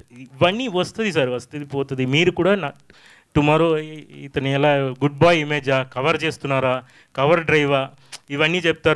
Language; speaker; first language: Telugu; non-native, fluent; Tamil